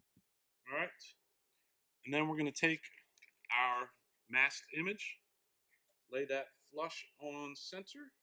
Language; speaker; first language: English; native; English